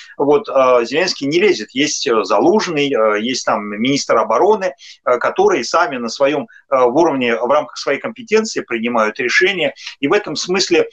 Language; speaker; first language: Russian; native; Russian